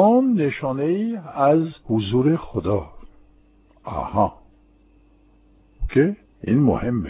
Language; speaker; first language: Persian; non-native, fluent; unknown